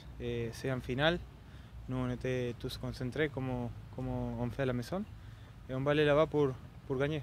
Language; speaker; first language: French; non-native, fluent; Italian